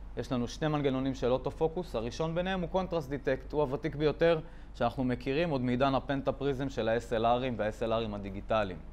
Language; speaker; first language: Hebrew; native; Hebrew